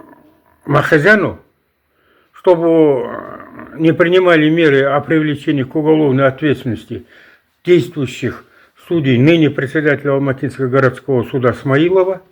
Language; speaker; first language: Russian; non-native, local second language; Kazakh